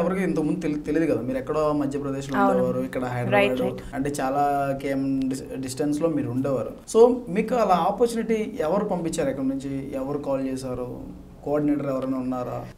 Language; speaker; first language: Telugu; native; Telugu